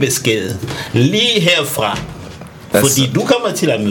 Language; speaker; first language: Danish; non-native, fluent; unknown